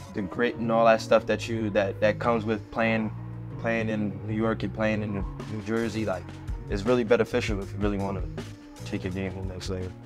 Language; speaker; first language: English; native; English